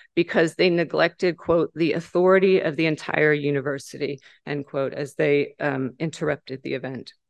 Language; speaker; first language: English; native; English